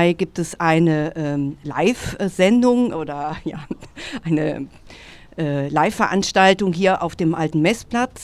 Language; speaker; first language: German; native; German